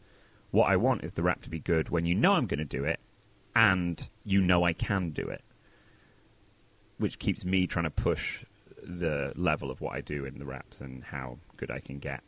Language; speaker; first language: English; native; English